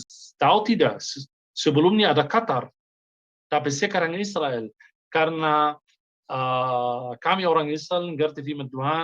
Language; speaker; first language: Indonesian; non-native, fluent; Hebrew